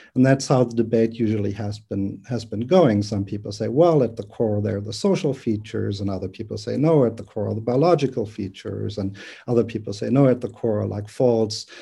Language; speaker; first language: English; non-native, fluent; German